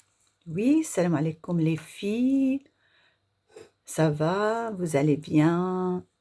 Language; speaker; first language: French; non-native, local second language; Arabic